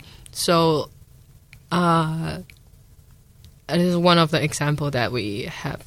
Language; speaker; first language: English; non-native, local second language; Cantonese